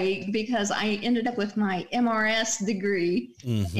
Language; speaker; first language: English; native; English